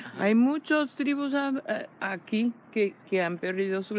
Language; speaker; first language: Spanish; non-native, fluent; English